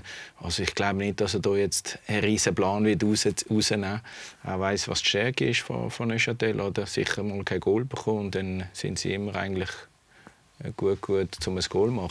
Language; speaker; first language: German; native; German